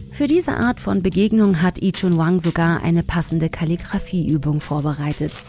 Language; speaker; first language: German; early bilingual, other home language; Tigrinya